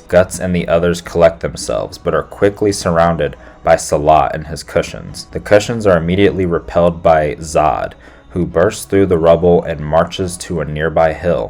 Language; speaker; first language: English; native; English